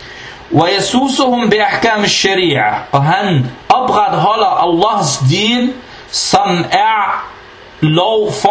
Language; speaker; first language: Danish; non-native, fluent; Arabic